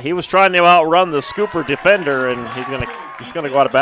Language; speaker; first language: English; native; English